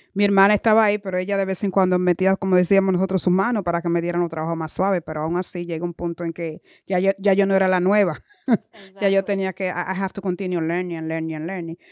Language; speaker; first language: English; non-native, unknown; Spanish